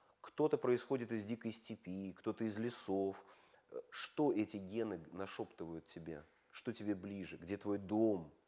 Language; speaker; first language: Russian; native; Russian